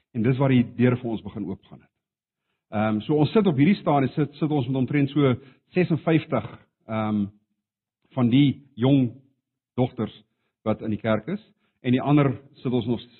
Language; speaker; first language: Afrikaans; non-native, local second language; English